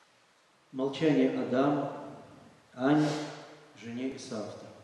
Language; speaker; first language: Russian; native; Russian